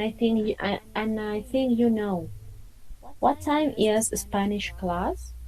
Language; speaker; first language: English; non-native, fluent; Spanish